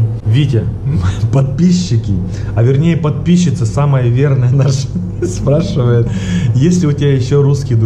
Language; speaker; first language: Russian; native; Russian